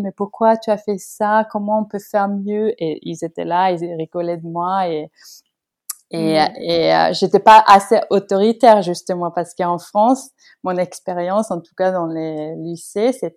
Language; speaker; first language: French; non-native, fluent; Norwegian